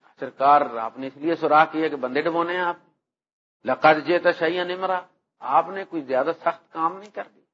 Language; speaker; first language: Urdu; non-native, local second language; Punjabi